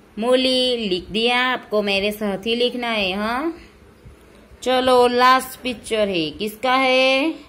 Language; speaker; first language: Hindi; non-native, local second language; Gujarati